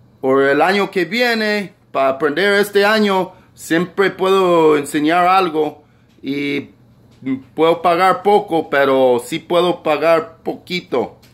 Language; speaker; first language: Spanish; early bilingual, heritage; Spanish